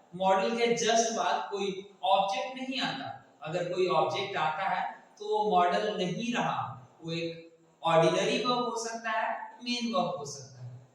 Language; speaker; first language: Hindi; native; Hindi